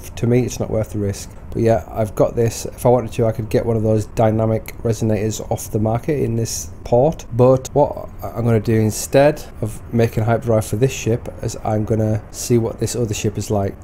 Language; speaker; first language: English; native; English